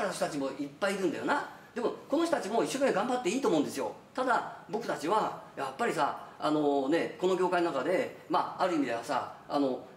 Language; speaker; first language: Japanese; native; Japanese